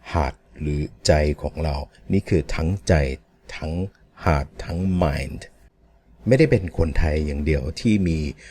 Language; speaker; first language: Thai; non-native, fluent; English